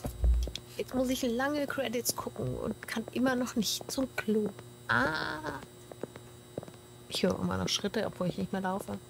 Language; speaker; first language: German; native; German